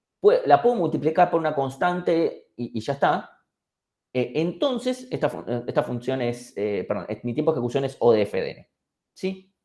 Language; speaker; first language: Spanish; native; Spanish